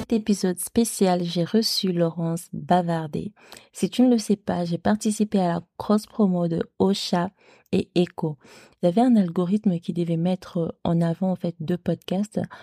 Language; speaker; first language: French; non-native, local second language; Lingala